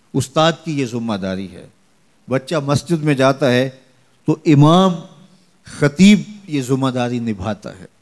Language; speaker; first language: Urdu; non-native, local second language; Punjabi